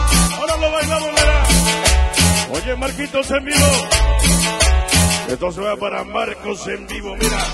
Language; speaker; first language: Spanish; native; Spanish